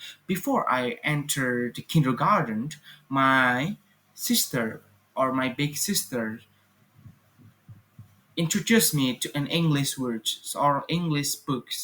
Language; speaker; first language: English; non-native, fluent; Indonesian